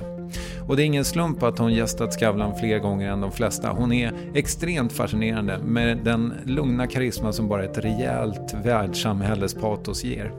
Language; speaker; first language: Swedish; native; Swedish